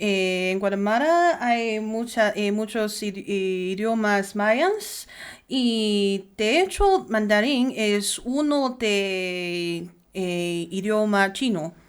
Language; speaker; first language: Spanish; non-native, learner; Chinese